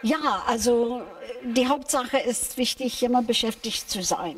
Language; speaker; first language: German; non-native, fluent; English